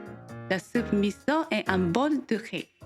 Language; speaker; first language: French; non-native, learner; Japanese